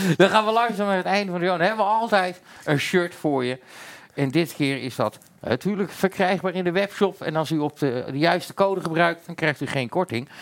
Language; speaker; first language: Dutch; native; Dutch